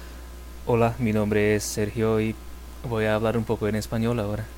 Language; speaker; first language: Spanish; non-native, fluent; Portuguese